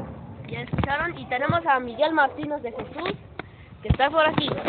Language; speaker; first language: Spanish; native; Spanish